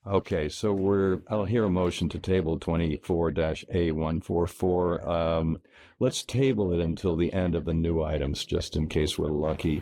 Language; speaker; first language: English; native; English